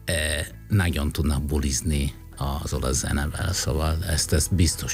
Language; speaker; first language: Hungarian; non-native, fluent; Italian